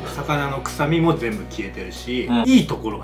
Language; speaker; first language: Japanese; native; Japanese